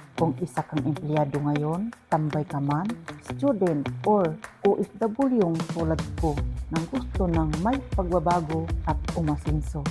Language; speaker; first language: Filipino; non-native, local second language; Cebuano